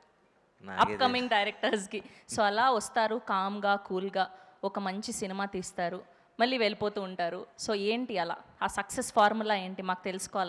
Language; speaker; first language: Telugu; native; Telugu